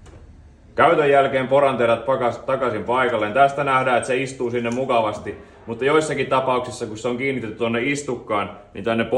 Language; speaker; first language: Finnish; native; Finnish